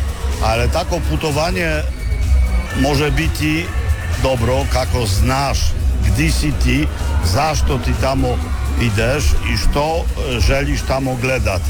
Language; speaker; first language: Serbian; non-native, fluent; Polish